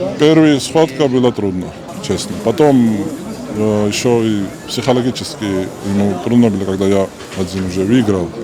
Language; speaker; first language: Russian; non-native, fluent; Georgian